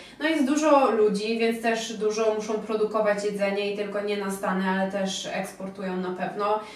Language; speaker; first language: Polish; early bilingual, heritage; Polish